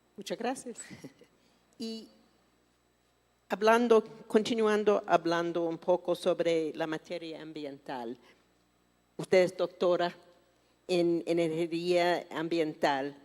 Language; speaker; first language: Spanish; non-native, fluent; English